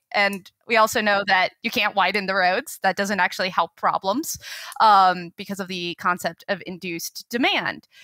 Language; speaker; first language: English; native; English